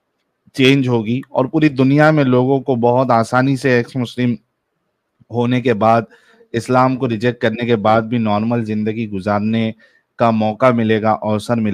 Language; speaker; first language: Hindi; native; Hindi